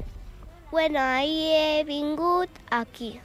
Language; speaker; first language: Catalan; non-native, local second language; Spanish